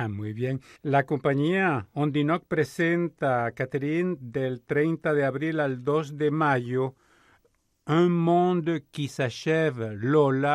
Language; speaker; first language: Spanish; native; Spanish